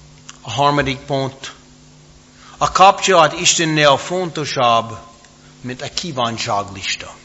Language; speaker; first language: Hungarian; non-native, fluent; English